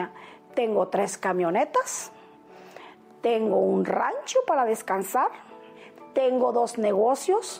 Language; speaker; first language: Spanish; native; Spanish